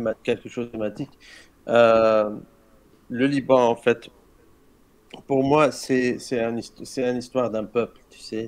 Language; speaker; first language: French; non-native, learner; Arabic